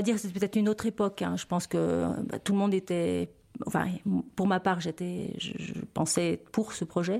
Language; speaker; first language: French; native; French